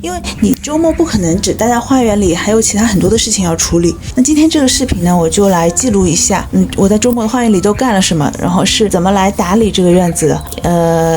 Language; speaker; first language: Chinese; native; Chinese